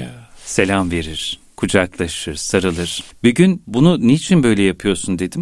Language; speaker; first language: Turkish; native; Turkish